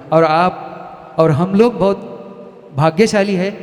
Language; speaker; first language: Hindi; non-native, local second language; Marathi